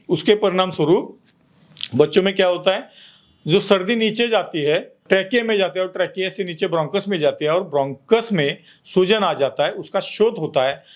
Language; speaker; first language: Hindi; non-native, local second language; Marathi